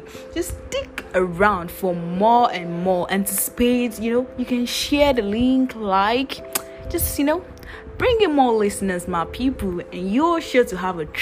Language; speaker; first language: English; non-native, local second language; Yoruba